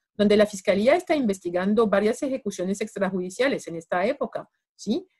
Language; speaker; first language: Spanish; non-native, fluent; French